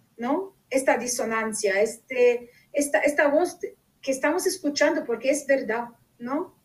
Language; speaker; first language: Spanish; non-native, fluent; Arabic